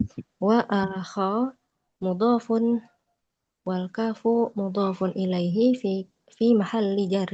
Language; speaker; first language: Arabic; non-native, learner; Indonesian